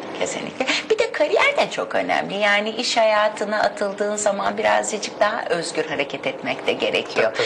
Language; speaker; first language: Turkish; native; Turkish